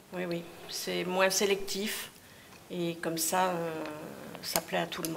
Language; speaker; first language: French; native; French